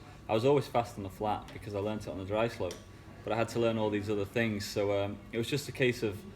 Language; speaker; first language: English; native; English